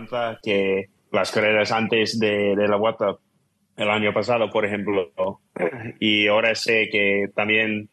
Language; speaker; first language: Spanish; non-native, fluent; English